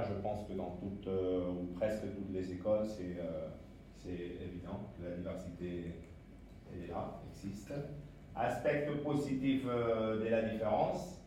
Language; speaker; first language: French; non-native, fluent; Spanish